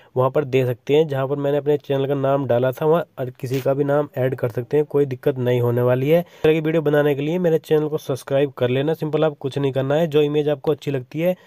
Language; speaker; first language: Hindi; native; Hindi